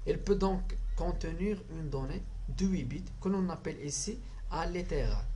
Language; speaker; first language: French; non-native, local second language; Arabic